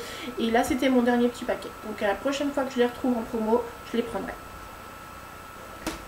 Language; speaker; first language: French; native; French